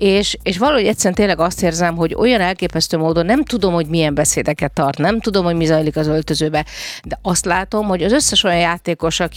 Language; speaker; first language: Hungarian; native; Hungarian